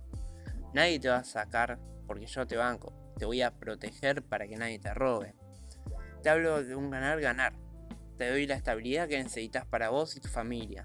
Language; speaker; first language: Spanish; native; Spanish